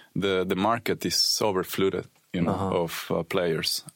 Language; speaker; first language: English; non-native, fluent; Spanish